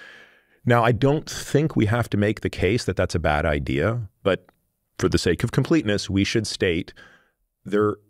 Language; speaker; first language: English; native; English